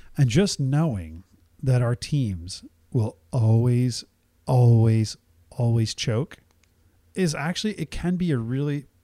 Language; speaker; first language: English; native; English